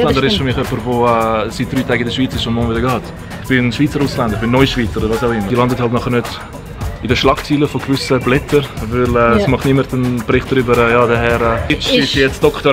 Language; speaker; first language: German; early bilingual, other home language; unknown